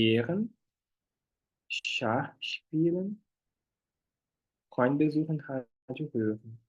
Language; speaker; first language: German; non-native, fluent; Portuguese